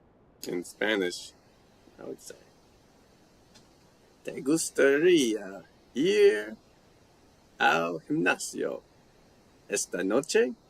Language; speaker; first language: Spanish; non-native, fluent; English